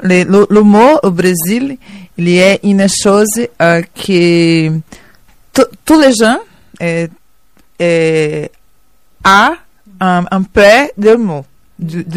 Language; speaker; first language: French; non-native, learner; Portuguese